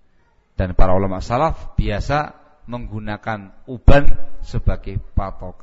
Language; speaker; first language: Indonesian; native; Indonesian